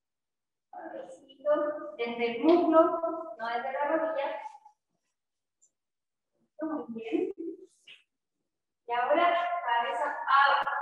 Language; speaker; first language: Spanish; native; Spanish